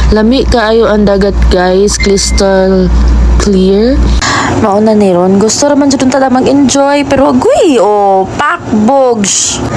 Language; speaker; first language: Filipino; non-native, local second language; Cebuano